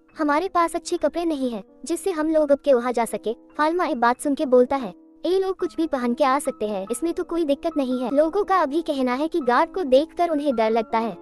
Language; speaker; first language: Hindi; non-native, local second language; Bangla